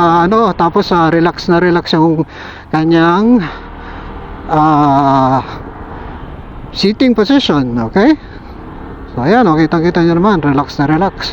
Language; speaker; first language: Filipino; native; Filipino